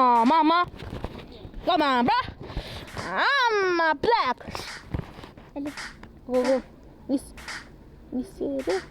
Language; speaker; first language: English; non-native, learner; Mongolian